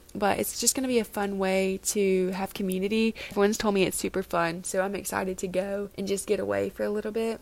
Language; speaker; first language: English; native; English